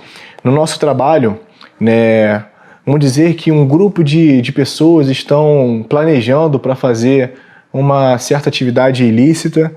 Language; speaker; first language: Portuguese; native; Portuguese